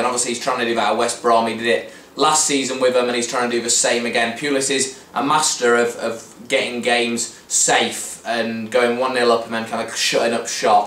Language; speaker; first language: English; native; English